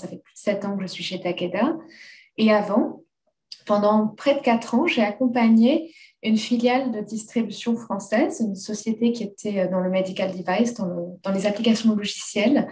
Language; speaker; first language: French; native; French